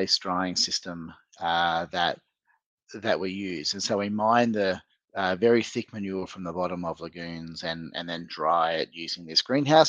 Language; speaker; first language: English; native; English